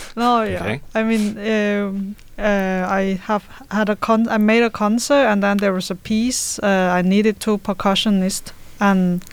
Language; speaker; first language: English; non-native, learner; Chinese